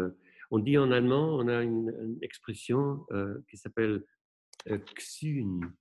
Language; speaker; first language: French; non-native, local second language; German